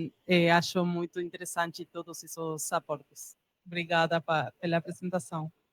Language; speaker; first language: Portuguese; non-native, fluent; Spanish